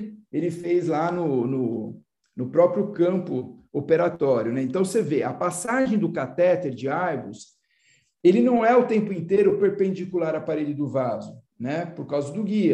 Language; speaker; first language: Portuguese; native; Portuguese